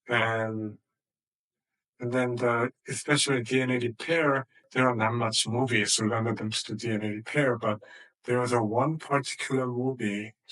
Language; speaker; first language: English; non-native, fluent; Korean